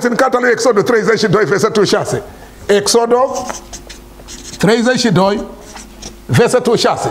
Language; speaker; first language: Romanian; non-native, learner; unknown